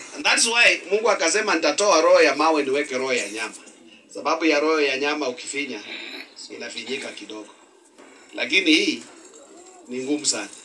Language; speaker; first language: Swahili; non-native, local second language; Luyia